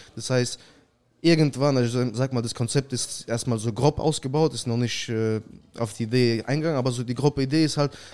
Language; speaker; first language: German; early bilingual, other home language; Russian